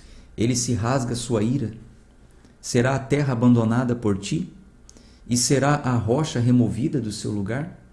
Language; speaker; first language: Portuguese; native; Portuguese